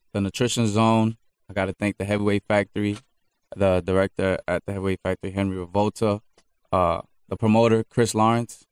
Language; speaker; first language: English; native; English